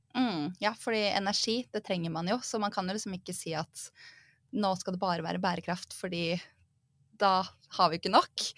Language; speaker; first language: Norwegian; native; Norwegian